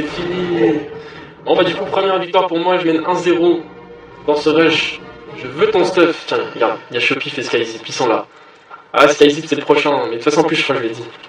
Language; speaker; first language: French; native; French